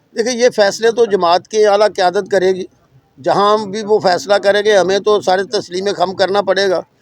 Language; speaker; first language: Urdu; non-native, local second language; Punjabi